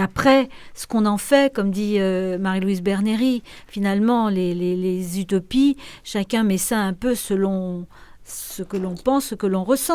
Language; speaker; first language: French; native; French